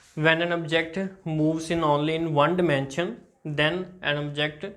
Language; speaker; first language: English; non-native, local second language; Punjabi